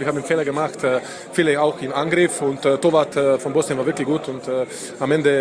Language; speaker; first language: German; non-native, fluent; Slovenian